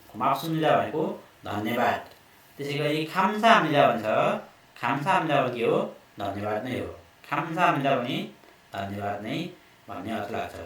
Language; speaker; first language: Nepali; native; Nepali